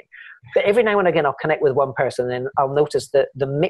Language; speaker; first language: English; native; English